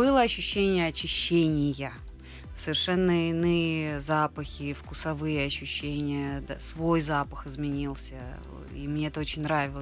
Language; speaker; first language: Russian; native; Russian